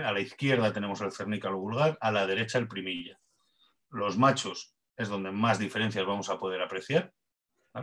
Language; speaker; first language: Spanish; native; Spanish